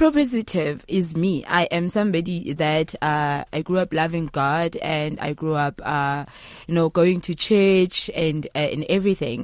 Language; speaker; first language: English; non-native, local second language; Xhosa